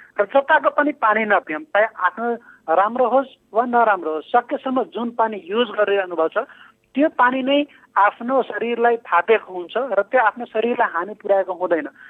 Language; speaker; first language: Nepali; non-native, local second language; Bhojpuri